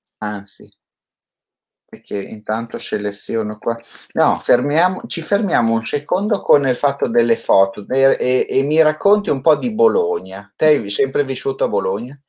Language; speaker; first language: Italian; native; Italian